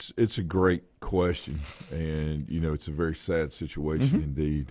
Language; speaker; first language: English; native; English